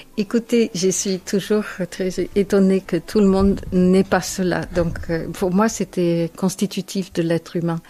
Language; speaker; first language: French; non-native, fluent; English